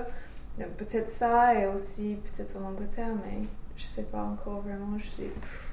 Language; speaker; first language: French; non-native, fluent; English